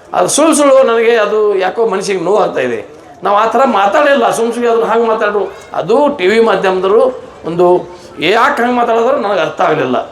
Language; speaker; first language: Kannada; native; Kannada